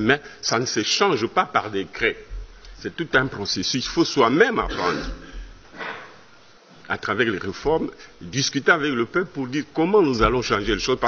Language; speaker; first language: French; non-native, local second language; Lingala